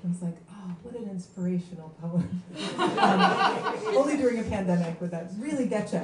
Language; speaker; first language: English; early bilingual, other home language; French